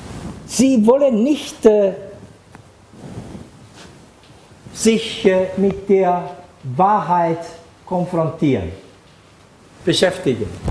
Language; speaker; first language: German; non-native, fluent; Japanese